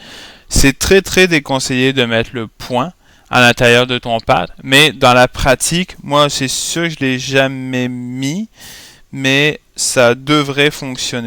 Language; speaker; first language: French; native; French